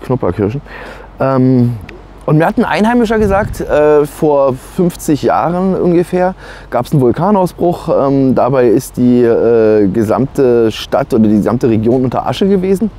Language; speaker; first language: German; native; German